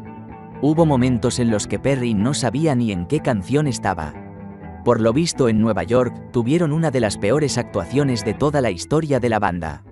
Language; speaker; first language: Spanish; native; Spanish